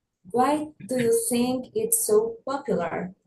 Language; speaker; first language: English; non-native, learner; Spanish